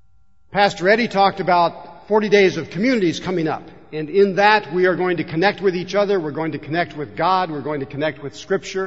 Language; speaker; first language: English; native; English